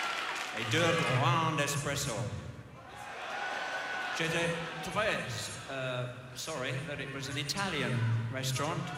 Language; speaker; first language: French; non-native, learner; English